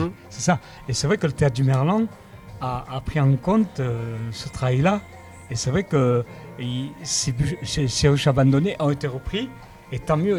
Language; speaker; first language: French; native; French